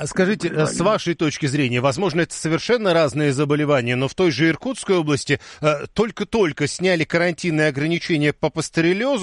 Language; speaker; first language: Russian; native; Russian